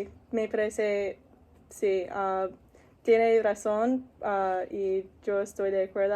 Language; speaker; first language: Spanish; non-native, learner; English